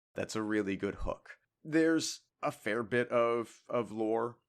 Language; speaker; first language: English; native; English